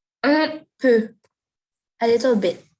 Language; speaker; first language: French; non-native, fluent; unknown